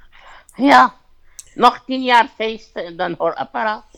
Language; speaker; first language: Dutch; non-native, fluent; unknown